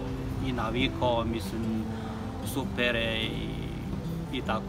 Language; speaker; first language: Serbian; non-native, learner; Chinese